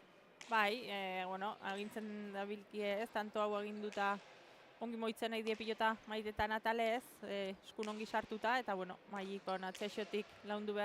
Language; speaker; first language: Basque; native; Basque